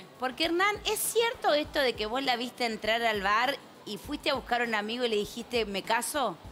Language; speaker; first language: Spanish; native; Spanish